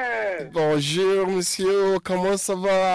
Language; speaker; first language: French; non-native, fluent; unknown